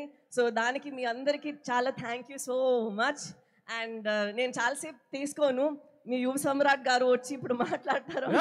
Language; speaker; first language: Telugu; non-native, local second language; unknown